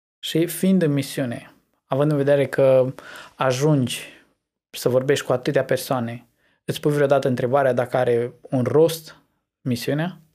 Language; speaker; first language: Romanian; early bilingual, heritage; Romanian